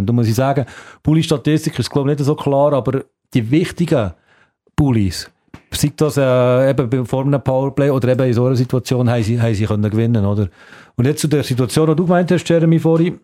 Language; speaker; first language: German; native; German